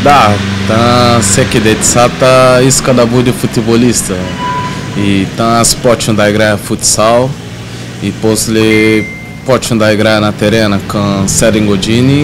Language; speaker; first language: Bulgarian; non-native, learner; Portuguese